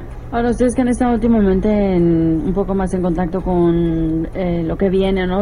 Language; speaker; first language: Spanish; native; Spanish